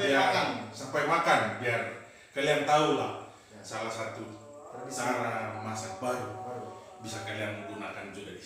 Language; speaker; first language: Indonesian; non-native, fluent; Fijian